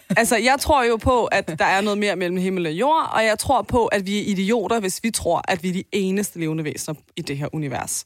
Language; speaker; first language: Danish; early bilingual, other home language; Turkish